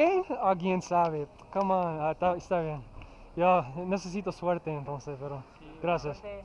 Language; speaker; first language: Spanish; non-native, learner; English